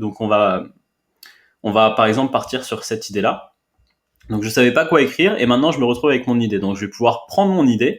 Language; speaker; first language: French; native; French